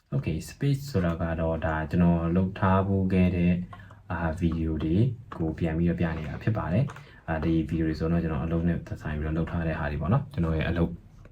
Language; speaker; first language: Burmese; native; Burmese